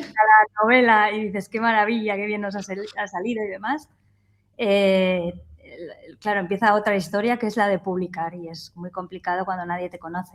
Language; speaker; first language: Spanish; native; Spanish